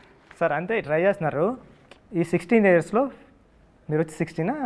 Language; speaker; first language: Telugu; native; Telugu